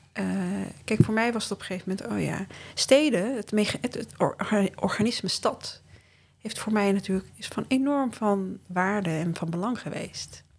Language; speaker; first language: Dutch; early bilingual, other home language; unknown